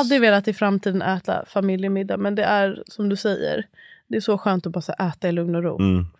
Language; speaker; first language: Swedish; native; Swedish